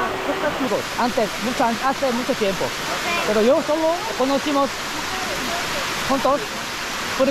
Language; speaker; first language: Spanish; non-native, learner; Korean